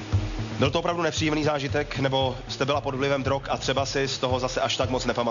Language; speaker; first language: Czech; native; Czech